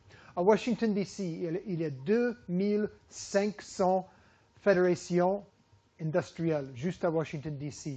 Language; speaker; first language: French; non-native, fluent; English